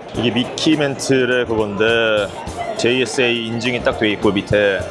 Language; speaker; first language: Korean; native; Korean